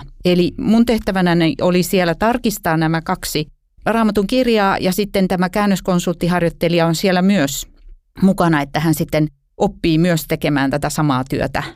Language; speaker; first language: Finnish; native; Finnish